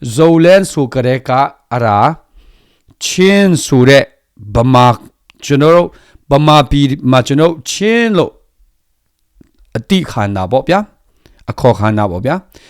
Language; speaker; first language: Burmese; non-native, local second language; Hakha Chin